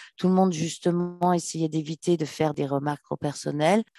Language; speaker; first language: French; native; French